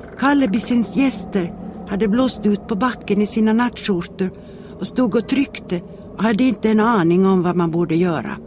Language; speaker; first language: Swedish; native; Swedish